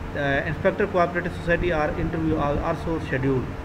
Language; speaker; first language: English; non-native, local second language; Urdu